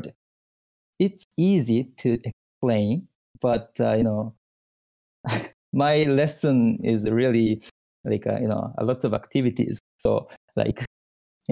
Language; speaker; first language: English; non-native, fluent; Japanese